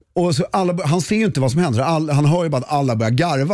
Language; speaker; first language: Swedish; native; Swedish